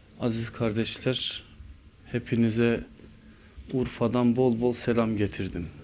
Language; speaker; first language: Turkish; native; Turkish